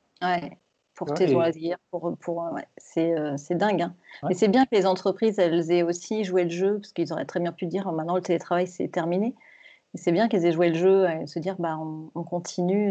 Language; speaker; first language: French; native; French